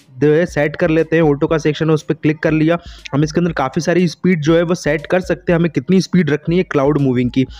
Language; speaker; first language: Hindi; native; Hindi